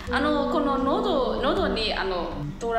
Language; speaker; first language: Japanese; non-native, fluent; Burmese